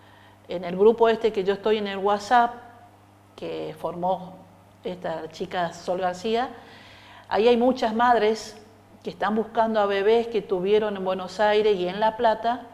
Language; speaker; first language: Spanish; native; Spanish